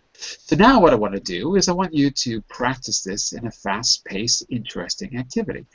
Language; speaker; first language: English; native; English